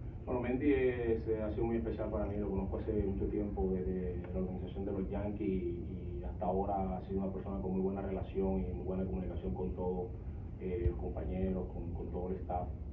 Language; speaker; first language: Spanish; native; Spanish